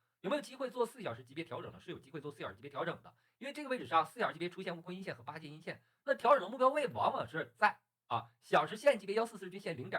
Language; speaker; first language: Chinese; native; Chinese